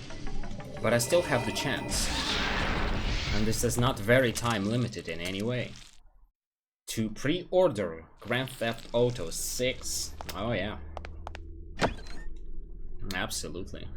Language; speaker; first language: English; non-native, fluent; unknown